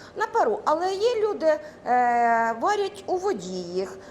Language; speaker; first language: Ukrainian; native; Ukrainian